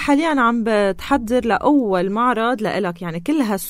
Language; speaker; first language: Arabic; native; Arabic